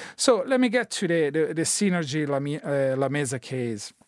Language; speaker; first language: English; non-native, fluent; Italian